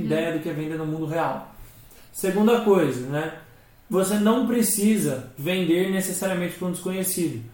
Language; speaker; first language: Portuguese; native; Portuguese